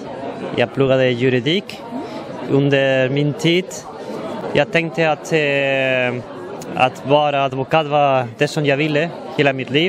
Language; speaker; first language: Swedish; non-native, fluent; Spanish